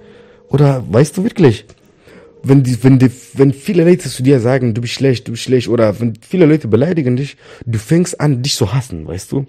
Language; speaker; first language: German; non-native, fluent; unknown